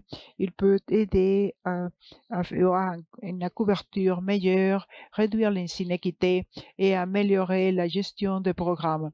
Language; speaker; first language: French; non-native, fluent; English